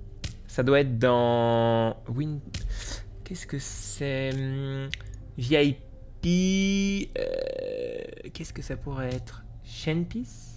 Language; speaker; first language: French; native; French